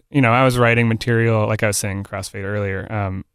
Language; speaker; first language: English; native; English